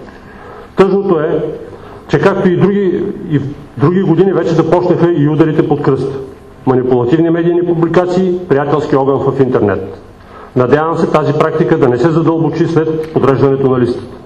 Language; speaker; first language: Bulgarian; native; Bulgarian